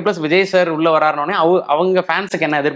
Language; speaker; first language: Tamil; native; Tamil